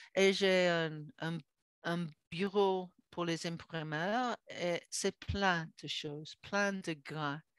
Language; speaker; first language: French; non-native, learner; English